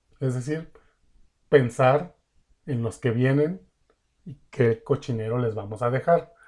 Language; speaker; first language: Spanish; native; Spanish